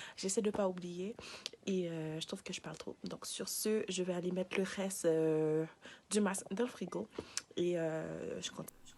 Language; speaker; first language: French; native; French